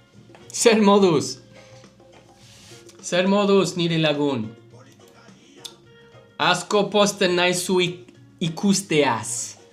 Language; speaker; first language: Basque; non-native, learner; English